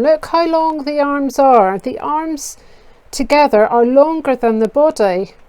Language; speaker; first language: English; native; English